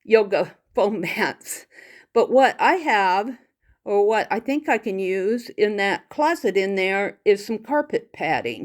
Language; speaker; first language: English; native; English